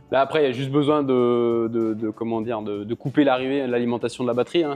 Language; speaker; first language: French; native; French